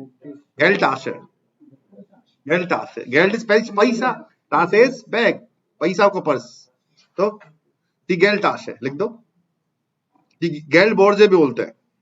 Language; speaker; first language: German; non-native, fluent; Hindi